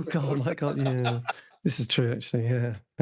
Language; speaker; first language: English; native; English